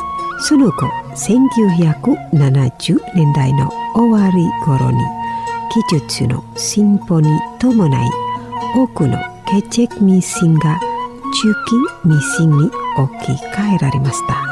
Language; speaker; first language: Japanese; non-native, fluent; Indonesian